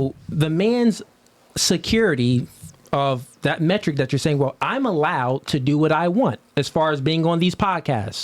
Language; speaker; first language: English; native; English